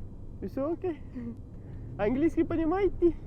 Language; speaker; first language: Russian; non-native, learner; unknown